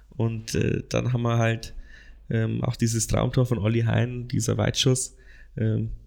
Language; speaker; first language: German; native; German